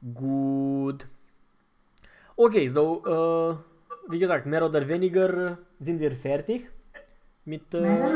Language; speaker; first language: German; non-native, fluent; Romanian